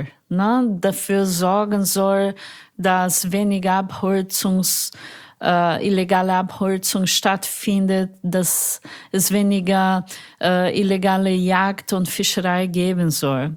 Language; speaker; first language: German; non-native, fluent; Portuguese